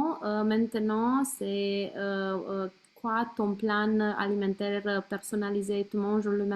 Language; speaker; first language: French; non-native, learner; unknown